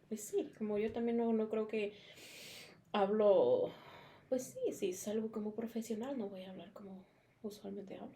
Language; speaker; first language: Spanish; early bilingual, other home language; English